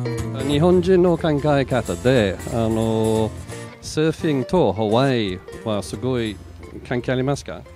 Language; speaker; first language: Japanese; non-native, learner; English